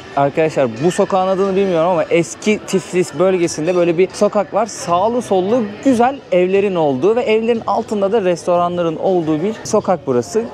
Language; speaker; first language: Turkish; native; Turkish